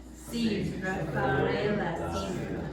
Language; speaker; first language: Spanish; non-native, learner; English